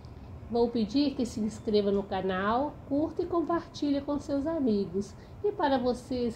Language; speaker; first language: Portuguese; native; Portuguese